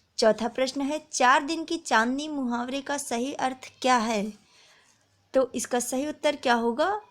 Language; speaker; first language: Hindi; native; Hindi